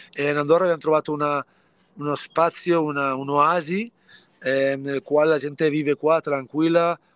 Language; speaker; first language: Italian; early bilingual, other home language; Spanish